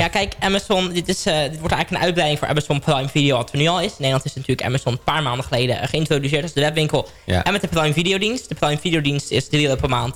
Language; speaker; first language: Dutch; native; Dutch